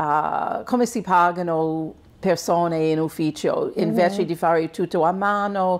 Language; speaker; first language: Italian; non-native, fluent; English